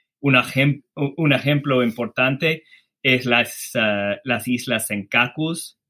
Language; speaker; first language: Spanish; non-native, fluent; English